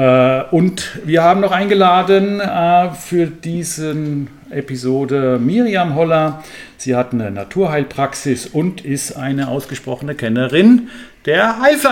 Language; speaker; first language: German; native; German